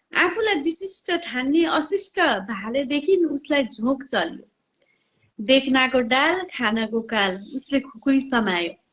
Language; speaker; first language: Nepali; native; Nepali